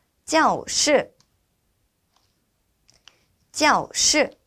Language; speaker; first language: Chinese; non-native, fluent; Korean